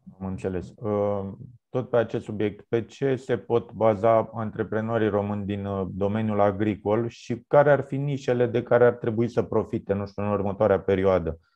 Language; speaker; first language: Romanian; native; Romanian